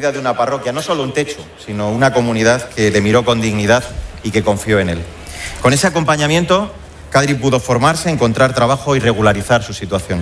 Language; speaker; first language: Spanish; native; Spanish